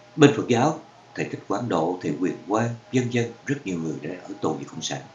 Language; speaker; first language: Vietnamese; native; Vietnamese